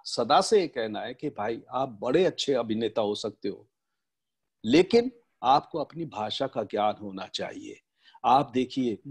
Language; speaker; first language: Hindi; native; Hindi